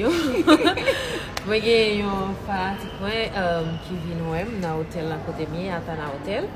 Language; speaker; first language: French; non-native, learner; Haitian Creole